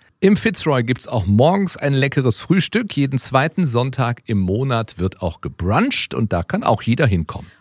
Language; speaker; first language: German; native; German